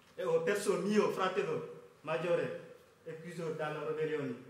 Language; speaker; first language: Italian; non-native, learner; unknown